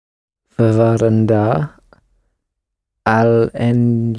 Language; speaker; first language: Dutch; non-native, learner; English